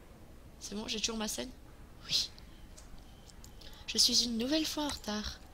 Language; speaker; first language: French; native; French